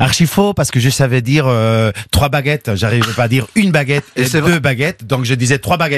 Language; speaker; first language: French; non-native, fluent; Spanish